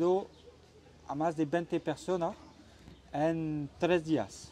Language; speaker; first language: Spanish; non-native, learner; French